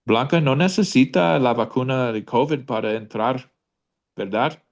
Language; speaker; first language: Spanish; non-native, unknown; English